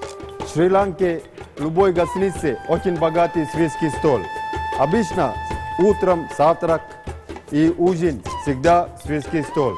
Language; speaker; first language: Russian; non-native, fluent; Sinhala